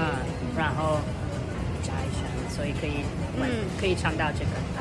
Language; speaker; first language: Chinese; non-native, fluent; English